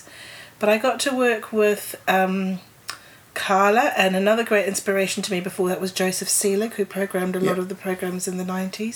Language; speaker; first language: English; native; English